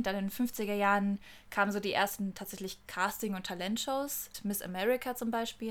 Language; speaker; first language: German; native; German